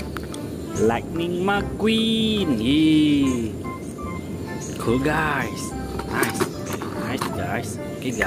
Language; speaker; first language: English; non-native, learner; Indonesian